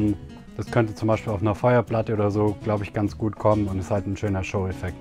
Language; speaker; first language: German; native; German